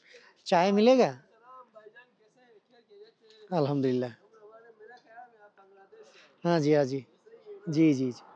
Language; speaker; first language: Hindi; non-native, fluent; Bangla